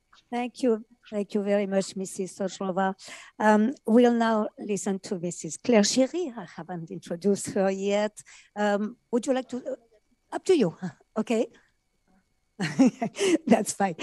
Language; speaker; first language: English; non-native, fluent; French